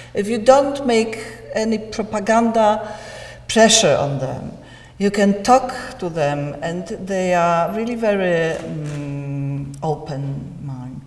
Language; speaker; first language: English; non-native, learner; Polish